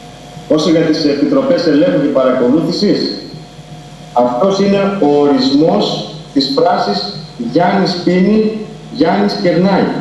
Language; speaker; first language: Greek; native; Greek